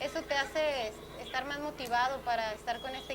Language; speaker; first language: Spanish; native; Spanish